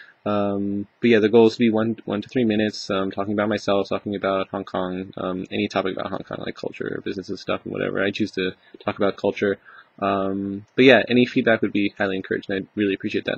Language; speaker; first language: English; native; English